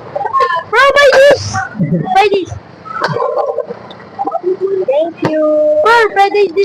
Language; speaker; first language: English; non-native, learner; Filipino